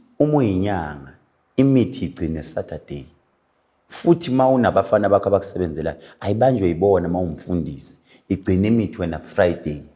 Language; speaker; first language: Zulu; native; Zulu